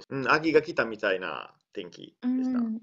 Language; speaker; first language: Japanese; non-native, learner; Italian